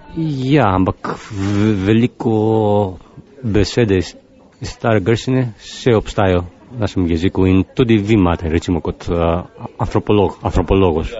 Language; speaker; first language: Slovenian; non-native, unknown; Greek